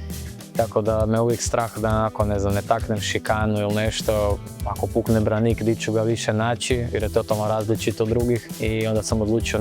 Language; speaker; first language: Croatian; native; Croatian